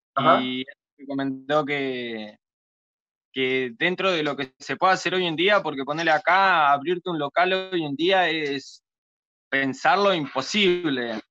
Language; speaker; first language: Spanish; native; Spanish